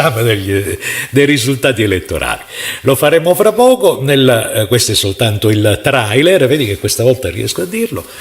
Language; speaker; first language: Italian; native; Italian